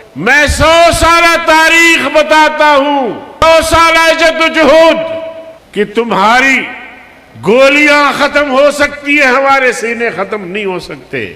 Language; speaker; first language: Urdu; non-native, local second language; Brahui